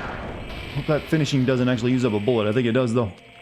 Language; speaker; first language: English; native; English